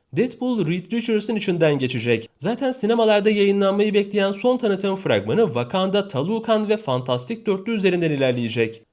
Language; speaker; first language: Turkish; native; Turkish